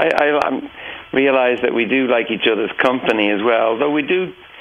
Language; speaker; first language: English; native; English